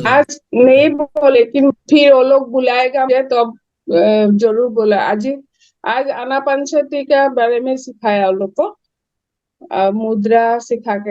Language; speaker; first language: Hindi; non-native, local second language; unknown